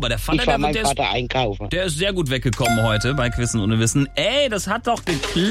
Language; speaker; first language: German; native; German